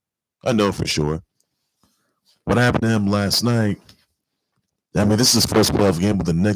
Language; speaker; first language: English; native; English